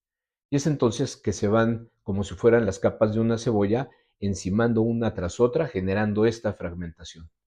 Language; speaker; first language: Spanish; native; Spanish